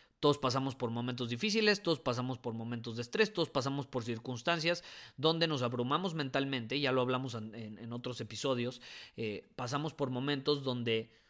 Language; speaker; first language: Spanish; native; Spanish